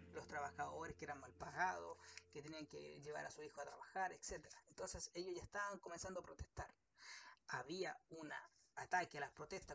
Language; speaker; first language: Spanish; native; Spanish